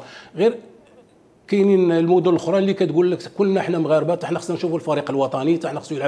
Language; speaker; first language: Arabic; native; Arabic